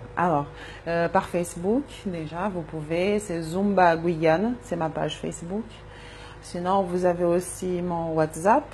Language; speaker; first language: French; non-native, fluent; Portuguese